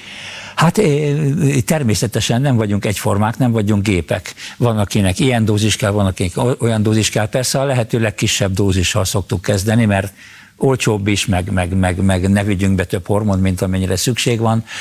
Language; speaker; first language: Hungarian; native; Hungarian